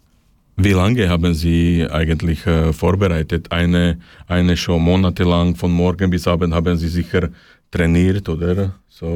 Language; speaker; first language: German; non-native, learner; Slovak